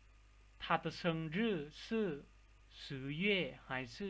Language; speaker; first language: Chinese; non-native, fluent; Lao